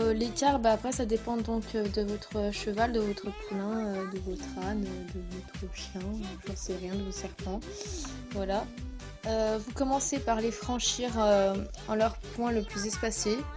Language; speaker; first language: French; native; French